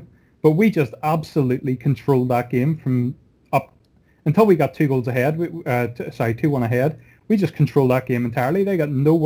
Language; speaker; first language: English; native; English